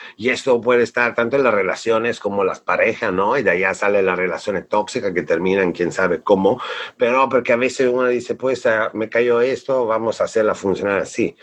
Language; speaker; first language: Spanish; non-native, fluent; Italian